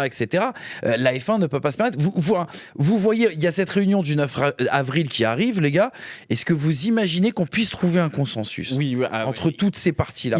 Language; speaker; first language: French; native; French